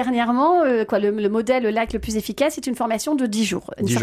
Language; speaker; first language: French; native; French